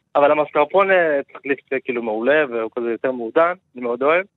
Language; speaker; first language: Hebrew; non-native, fluent; Turkish